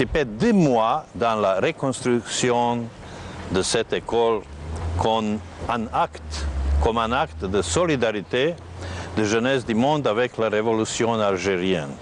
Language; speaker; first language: French; non-native, fluent; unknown